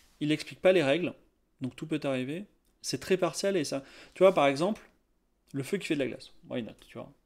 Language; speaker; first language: French; native; French